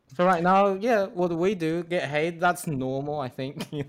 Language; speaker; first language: English; non-native, fluent; Chinese